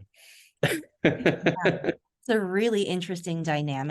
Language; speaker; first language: English; native; English